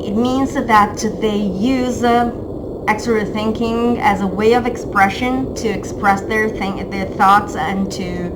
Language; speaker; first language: English; non-native, fluent; Italian